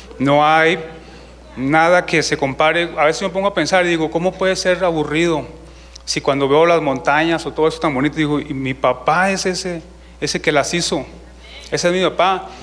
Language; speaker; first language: Spanish; native; Spanish